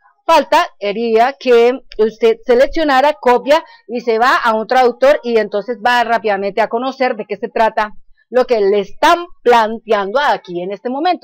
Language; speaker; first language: Spanish; native; Spanish